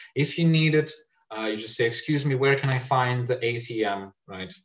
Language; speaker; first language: English; non-native, fluent; Lithuanian